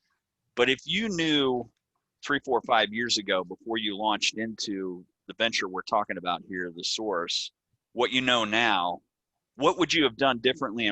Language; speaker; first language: English; native; English